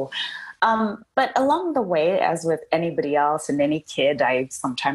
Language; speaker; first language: English; non-native, local second language; Shona